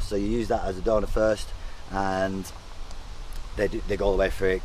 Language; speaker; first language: English; native; English